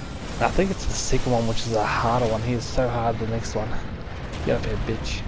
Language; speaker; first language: English; native; English